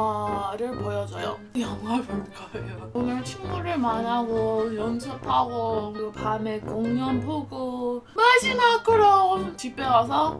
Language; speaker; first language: Korean; non-native, learner; English